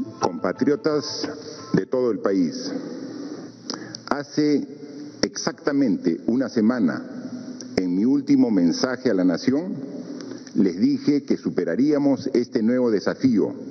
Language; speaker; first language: Spanish; native; Spanish